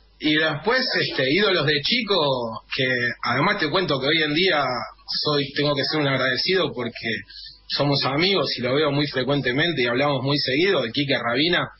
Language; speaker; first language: Spanish; native; Spanish